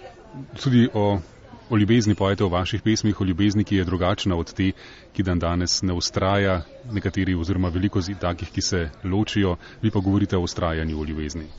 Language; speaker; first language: Slovenian; native; Slovenian